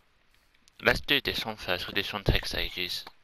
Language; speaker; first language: English; native; English